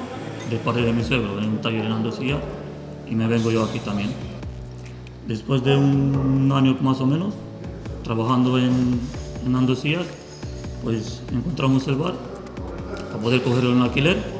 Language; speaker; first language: Spanish; non-native, fluent; Romanian